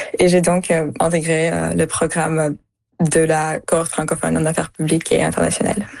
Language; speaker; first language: French; early bilingual, other home language; Russian